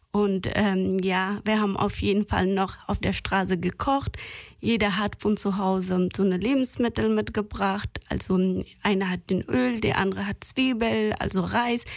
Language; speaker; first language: German; non-native, fluent; Persian